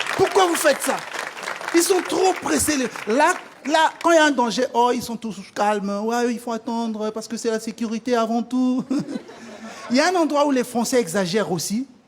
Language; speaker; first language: French; non-native, local second language; Lingala